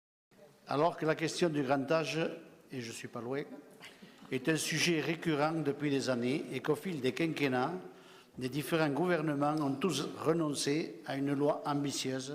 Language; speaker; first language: French; native; French